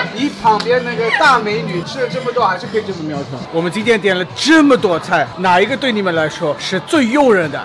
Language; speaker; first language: Chinese; non-native, fluent; German